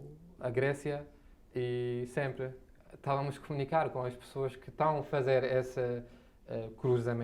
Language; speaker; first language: Portuguese; non-native, fluent; Arabic